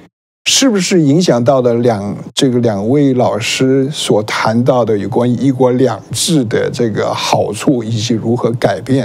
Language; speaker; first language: Chinese; native; Chinese